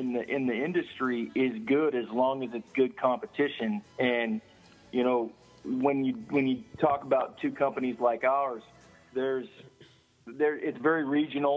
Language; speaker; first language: English; native; English